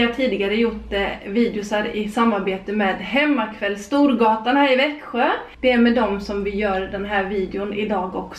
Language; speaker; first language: Swedish; native; Swedish